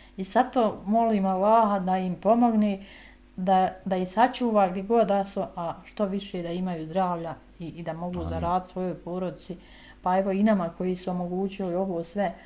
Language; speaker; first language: Bosnian; native; Bosnian